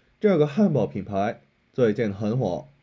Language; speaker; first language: Chinese; non-native, fluent; Korean